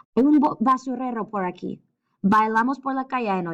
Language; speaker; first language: Spanish; non-native, fluent; English